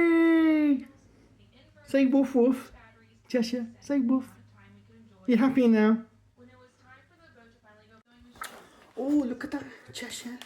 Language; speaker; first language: English; native; English